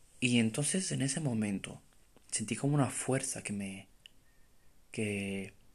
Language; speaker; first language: Spanish; non-native, fluent; Romanian